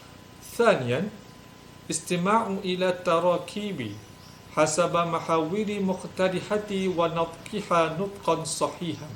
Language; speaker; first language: Arabic; non-native, learner; Malay